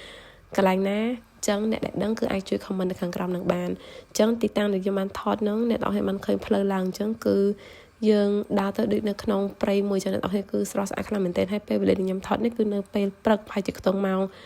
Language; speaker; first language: Khmer; native; Khmer